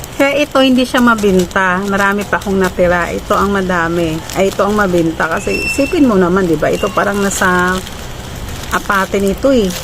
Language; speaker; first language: Filipino; non-native, local second language; Cebuano